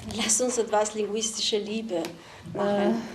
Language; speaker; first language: German; non-native, fluent; Albanian